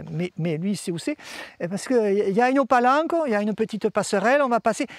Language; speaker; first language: French; native; French